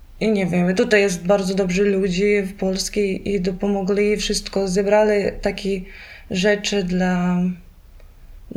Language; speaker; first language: Polish; non-native, learner; Ukrainian